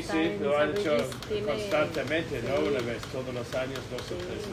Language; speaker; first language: Spanish; non-native, fluent; English